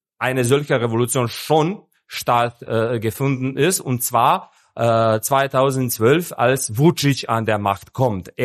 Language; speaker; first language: German; non-native, fluent; Serbian